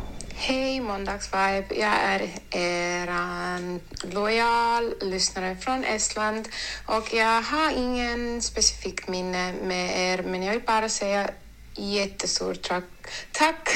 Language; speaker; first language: Swedish; non-native, learner; Estonian